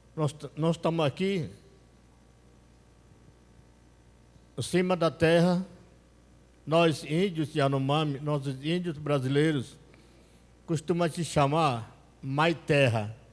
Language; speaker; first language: Portuguese; non-native, local second language; Yanomámi